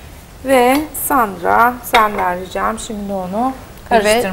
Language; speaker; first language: Turkish; native; Turkish